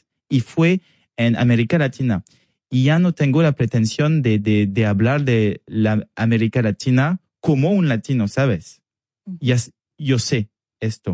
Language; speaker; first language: Spanish; non-native, learner; French